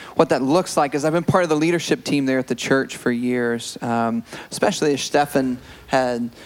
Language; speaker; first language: English; native; English